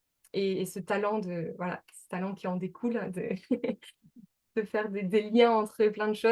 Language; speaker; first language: French; native; French